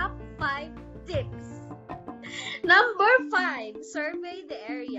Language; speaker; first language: English; non-native, local second language; Filipino